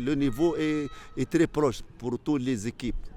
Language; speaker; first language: French; non-native, fluent; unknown